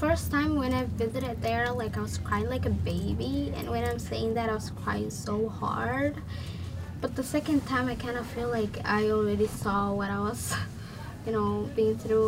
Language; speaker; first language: English; non-native, local second language; Somali